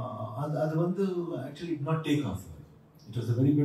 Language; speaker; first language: Tamil; non-native, learner; Kannada